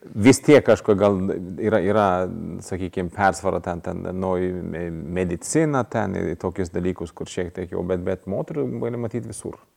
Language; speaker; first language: Lithuanian; non-native, fluent; Swedish